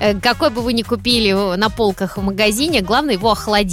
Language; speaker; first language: Russian; native; Russian